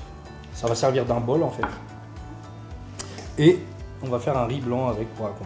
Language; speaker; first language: French; native; French